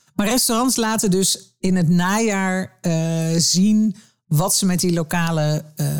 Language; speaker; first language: Dutch; native; Dutch